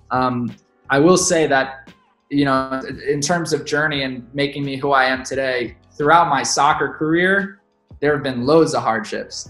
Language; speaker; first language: English; native; English